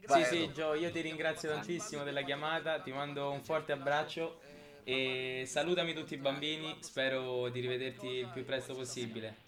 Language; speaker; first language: Italian; native; Italian